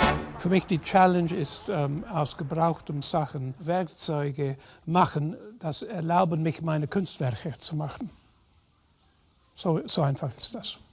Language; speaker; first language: German; non-native, fluent; English